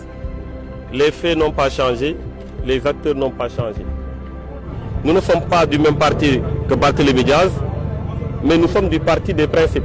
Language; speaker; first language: French; non-native, local second language; Wolof